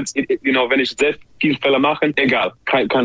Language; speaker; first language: German; non-native, learner; English